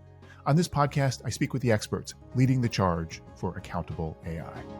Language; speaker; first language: English; native; English